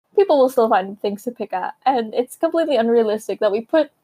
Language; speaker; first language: English; non-native, local second language; Filipino